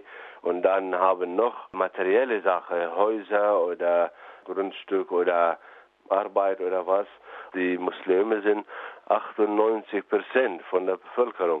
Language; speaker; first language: German; non-native, learner; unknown